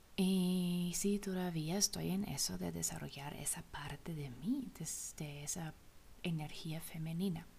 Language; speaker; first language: Spanish; non-native, fluent; German